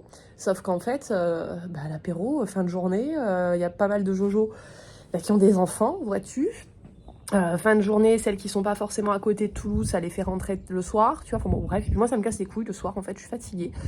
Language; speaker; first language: French; native; French